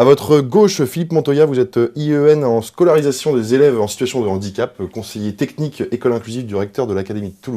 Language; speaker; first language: French; native; French